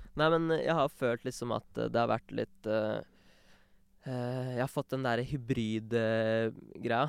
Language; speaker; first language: Norwegian; early bilingual, other home language; Urdu